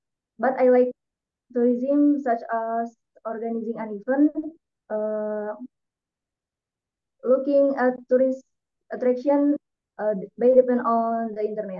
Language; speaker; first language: English; non-native, learner; Indonesian